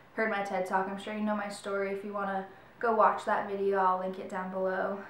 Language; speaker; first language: English; native; English